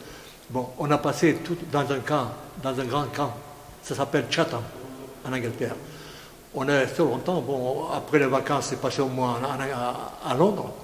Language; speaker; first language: French; non-native, fluent; Greek